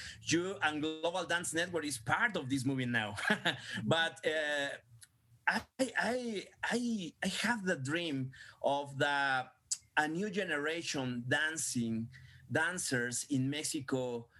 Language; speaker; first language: English; non-native, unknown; Spanish